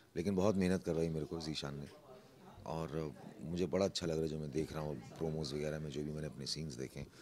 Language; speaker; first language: Hindi; native; Hindi